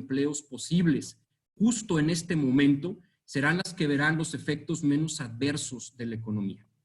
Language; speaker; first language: Spanish; native; Spanish